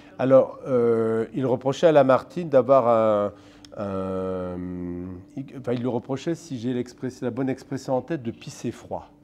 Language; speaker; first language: French; native; French